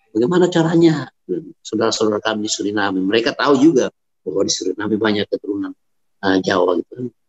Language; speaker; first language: Indonesian; non-native, local second language; Batak Toba